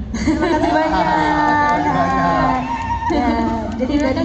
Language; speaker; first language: Indonesian; native; Indonesian